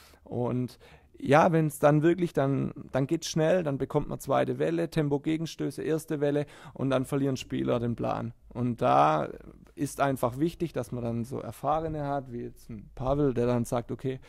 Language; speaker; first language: German; native; German